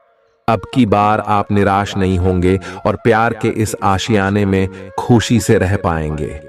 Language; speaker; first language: Hindi; native; Hindi